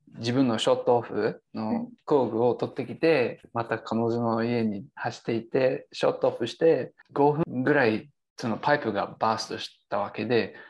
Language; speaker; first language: Japanese; non-native, fluent; English